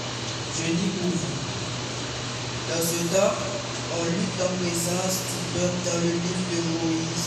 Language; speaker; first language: French; non-native, local second language; Haitian Creole